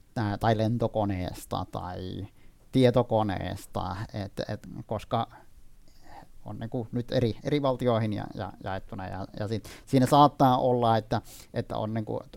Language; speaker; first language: Finnish; non-native, fluent; Arabic